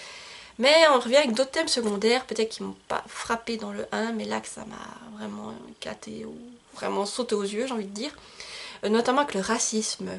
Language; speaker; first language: French; native; French